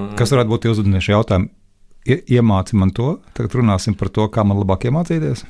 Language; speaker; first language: Latvian; native; Latvian